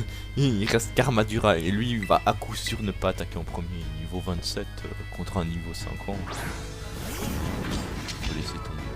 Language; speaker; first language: French; native; French